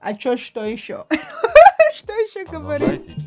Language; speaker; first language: Russian; non-native, learner; English